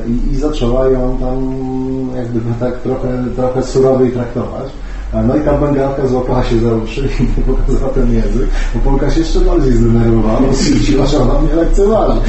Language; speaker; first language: Polish; native; Polish